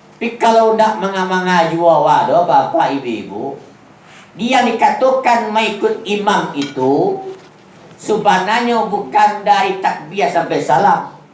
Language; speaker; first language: Malay; non-native, local second language; Minangkabau